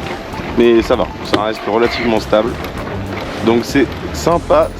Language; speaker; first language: French; native; French